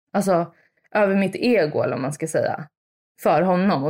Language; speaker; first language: Swedish; early bilingual, other home language; Italian